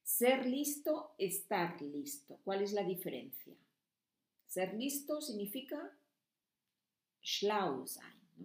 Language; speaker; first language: Spanish; non-native, fluent; German